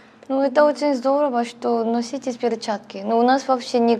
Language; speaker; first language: Russian; non-native, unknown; Korean